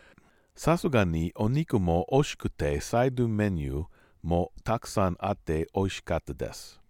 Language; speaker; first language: Japanese; non-native, learner; English